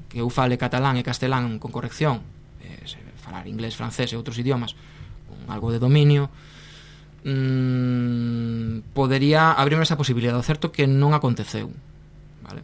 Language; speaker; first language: Galician; non-native, local second language; Spanish